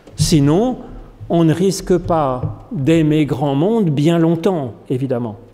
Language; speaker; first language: French; native; French